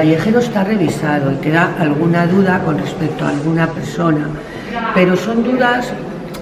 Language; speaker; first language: Spanish; native; Spanish